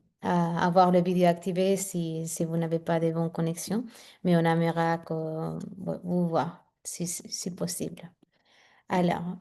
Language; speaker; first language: French; non-native, fluent; Spanish